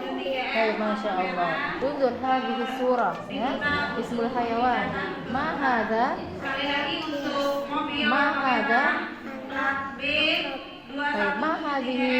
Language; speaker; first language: Arabic; non-native, learner; Indonesian